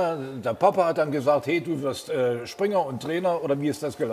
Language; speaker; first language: German; native; German